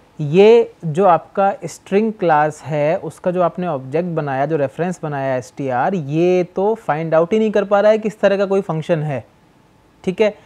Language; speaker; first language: Hindi; native; Hindi